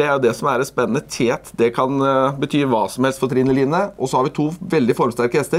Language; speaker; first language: Norwegian; native; Norwegian